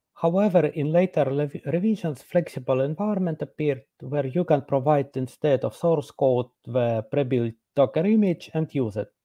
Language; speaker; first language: English; non-native, fluent; Estonian